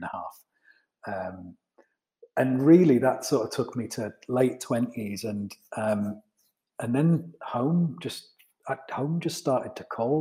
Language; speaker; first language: English; native; English